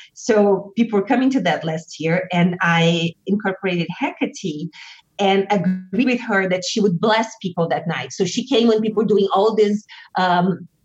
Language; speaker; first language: English; non-native, fluent; Portuguese